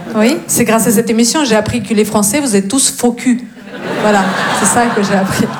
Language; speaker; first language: French; non-native, fluent; Russian